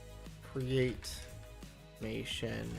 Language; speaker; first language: English; native; English